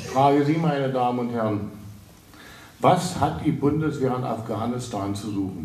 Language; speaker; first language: German; native; German